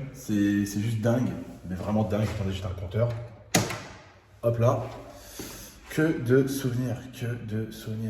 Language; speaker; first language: French; native; French